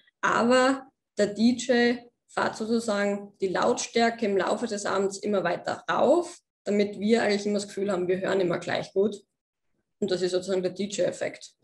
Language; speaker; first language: German; native; German